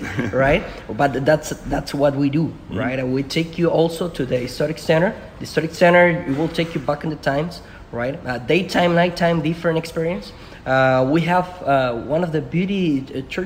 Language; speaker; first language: English; non-native, fluent; Spanish